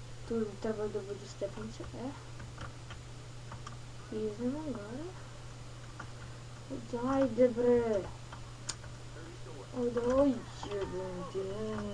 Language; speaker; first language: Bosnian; early bilingual, heritage; Bosnian